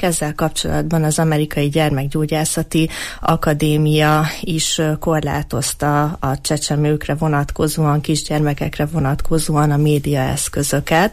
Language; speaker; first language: Hungarian; native; Hungarian